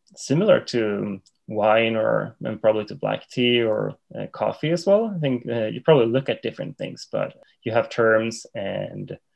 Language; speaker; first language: English; non-native, fluent; Swedish